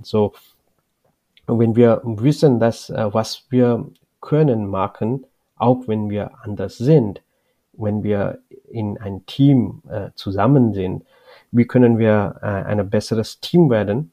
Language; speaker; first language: German; non-native, learner; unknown